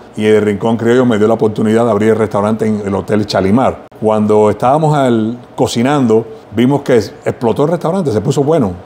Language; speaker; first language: Spanish; native; Spanish